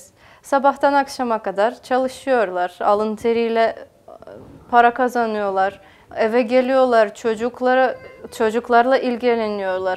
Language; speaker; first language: Turkish; non-native, fluent; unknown